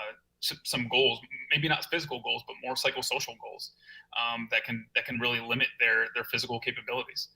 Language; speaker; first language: English; native; English